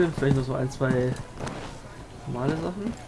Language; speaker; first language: German; native; German